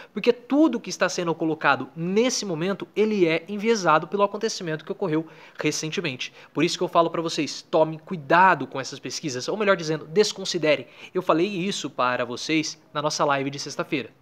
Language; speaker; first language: Portuguese; native; Portuguese